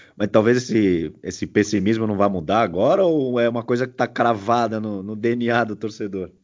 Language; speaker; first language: Portuguese; native; Portuguese